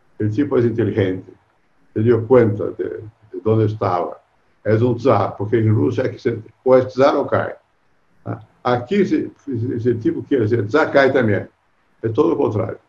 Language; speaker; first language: Spanish; non-native, fluent; Portuguese